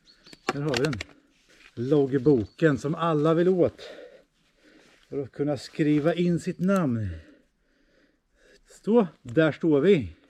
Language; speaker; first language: Swedish; native; Swedish